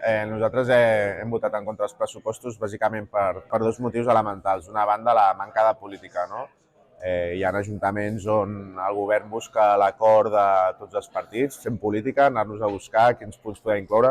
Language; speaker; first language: Catalan; native; Catalan